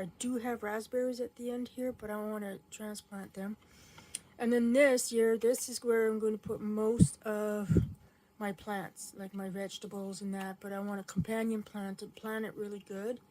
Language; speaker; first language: English; native; English